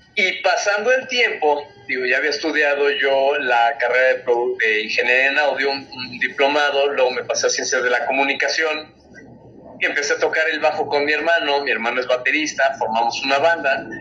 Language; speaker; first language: Spanish; native; Spanish